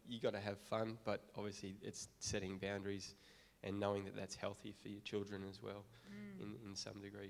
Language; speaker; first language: English; native; English